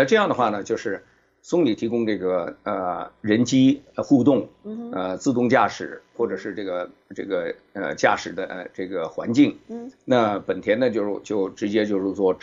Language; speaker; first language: Chinese; native; Chinese